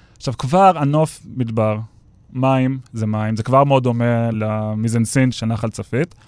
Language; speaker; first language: Hebrew; native; Hebrew